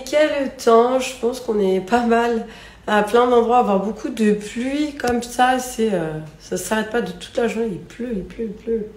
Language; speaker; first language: French; native; French